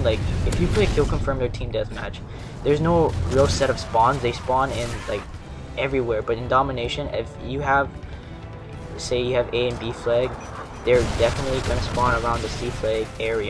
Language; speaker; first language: English; native; English